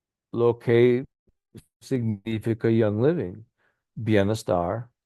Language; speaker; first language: Spanish; non-native, learner; English